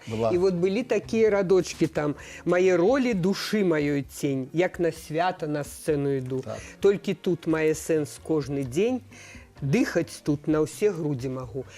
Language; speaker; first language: Belarusian; native; Belarusian